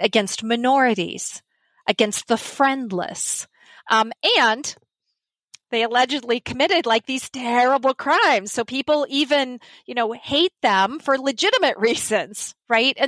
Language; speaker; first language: English; native; English